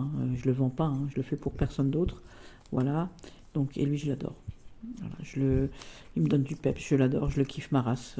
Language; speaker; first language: French; native; French